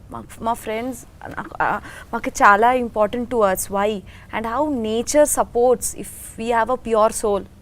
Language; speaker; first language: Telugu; non-native, learner; Bangla